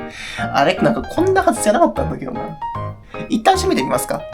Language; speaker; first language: Japanese; native; Japanese